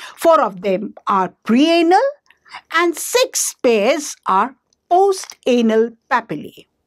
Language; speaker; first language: English; non-native, local second language; Hindi